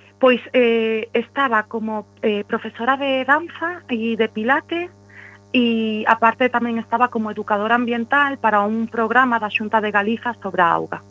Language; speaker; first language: Galician; non-native, local second language; Spanish